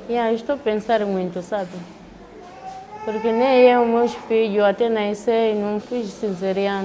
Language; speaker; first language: Portuguese; non-native, local second language; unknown